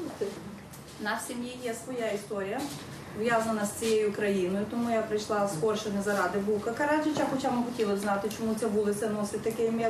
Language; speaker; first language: Ukrainian; native; Ukrainian